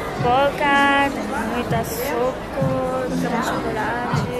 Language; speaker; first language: Portuguese; non-native, fluent; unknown